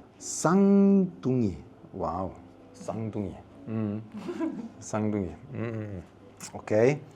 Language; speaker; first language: Korean; non-native, learner; Italian